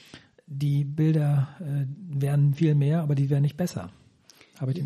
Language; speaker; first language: German; native; German